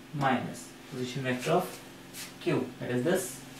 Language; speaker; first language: English; non-native, local second language; Hindi